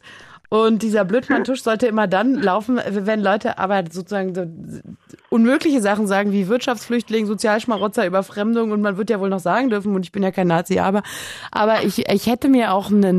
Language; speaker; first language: German; native; German